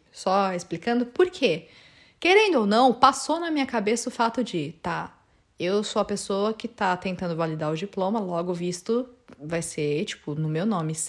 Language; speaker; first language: Portuguese; native; Portuguese